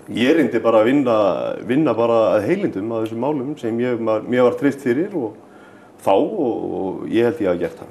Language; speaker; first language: Icelandic; native; Icelandic